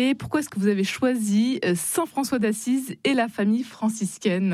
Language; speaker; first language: French; native; French